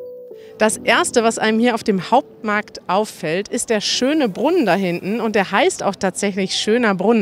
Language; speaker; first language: German; native; German